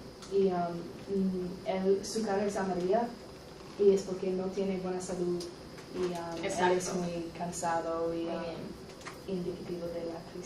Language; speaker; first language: Spanish; non-native, learner; English